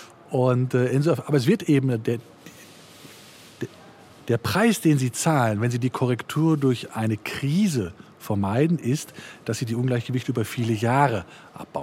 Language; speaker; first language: German; native; German